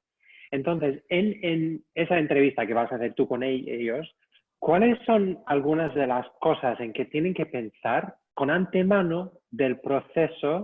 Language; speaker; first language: Spanish; non-native, fluent; English